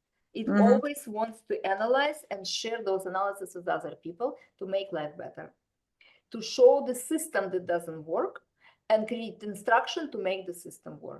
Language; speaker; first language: English; non-native, fluent; Russian